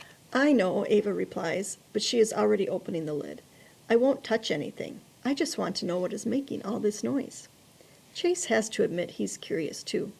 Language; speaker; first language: English; native; English